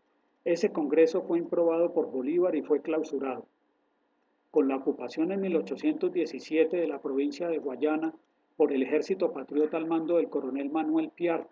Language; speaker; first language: Spanish; native; Spanish